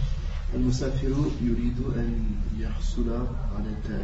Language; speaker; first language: Arabic; non-native, learner; French